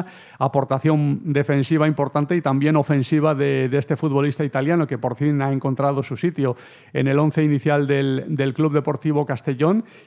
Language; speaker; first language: Spanish; native; Spanish